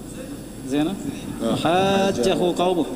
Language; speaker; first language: Arabic; non-native, fluent; Indonesian